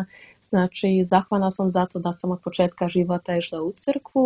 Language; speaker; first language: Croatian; early bilingual, heritage; Dutch